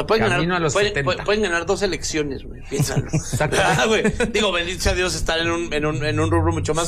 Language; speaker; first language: Spanish; native; Spanish